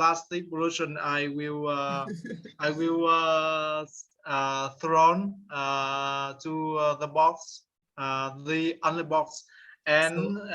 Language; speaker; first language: English; non-native, learner; Vietnamese